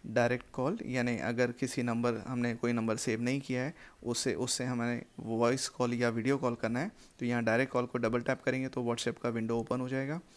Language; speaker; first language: Hindi; native; Hindi